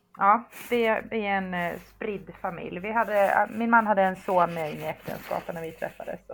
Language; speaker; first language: Swedish; native; Swedish